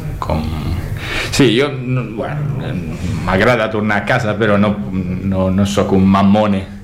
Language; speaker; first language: Catalan; non-native, fluent; Italian